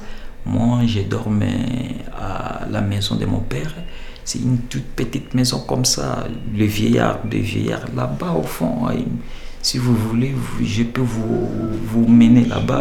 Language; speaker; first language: French; non-native, local second language; Lingala